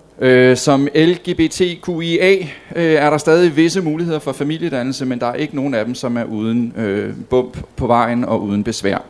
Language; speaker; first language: Danish; native; Danish